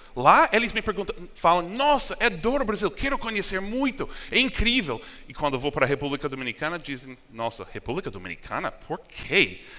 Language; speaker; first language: Portuguese; non-native, fluent; English